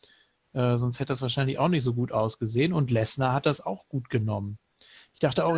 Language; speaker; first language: German; native; German